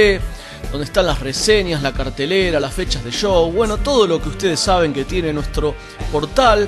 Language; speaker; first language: Spanish; native; Spanish